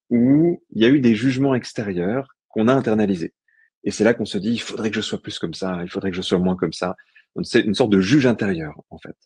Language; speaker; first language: French; native; French